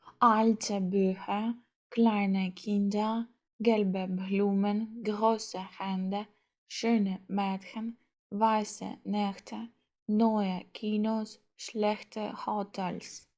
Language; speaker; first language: German; non-native, fluent; Ukrainian